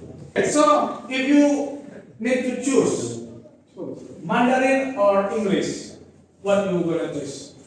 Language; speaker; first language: English; non-native, learner; Indonesian